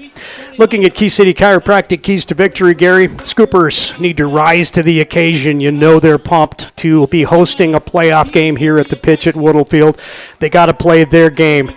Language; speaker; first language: English; native; English